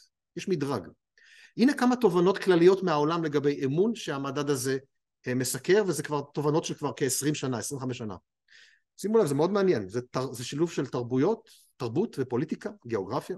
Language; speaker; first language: Hebrew; native; Hebrew